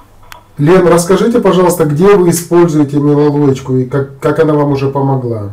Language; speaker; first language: Russian; native; Russian